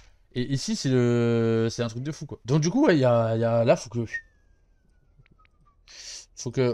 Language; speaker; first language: French; native; French